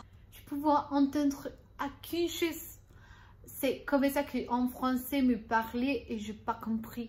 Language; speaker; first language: French; non-native, learner; Spanish